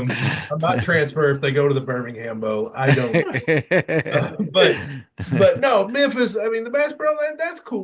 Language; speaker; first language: English; native; English